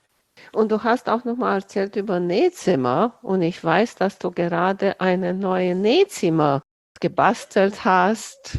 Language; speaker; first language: German; non-native, fluent; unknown